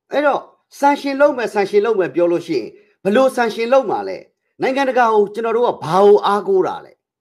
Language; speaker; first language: Burmese; native; Burmese